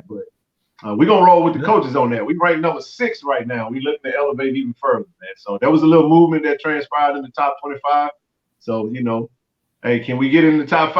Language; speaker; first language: English; native; English